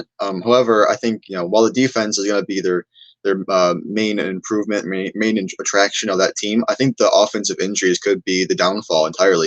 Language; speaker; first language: English; native; English